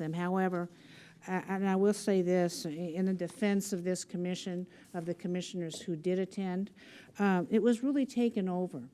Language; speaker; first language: English; native; English